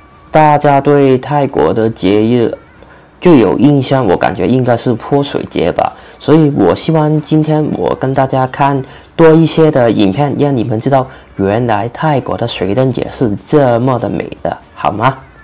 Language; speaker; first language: Chinese; non-native, fluent; Cantonese